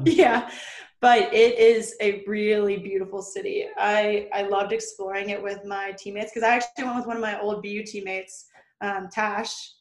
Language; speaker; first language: English; native; English